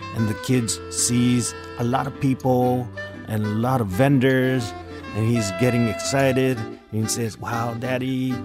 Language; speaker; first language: English; early bilingual, other home language; Japanese